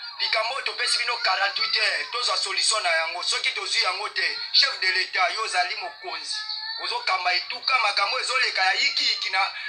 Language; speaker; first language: Lingala; native; Lingala